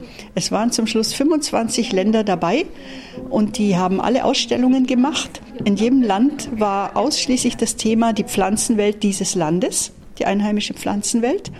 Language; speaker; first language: German; native; German